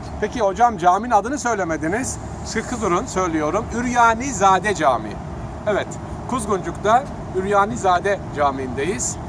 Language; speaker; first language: Turkish; native; Turkish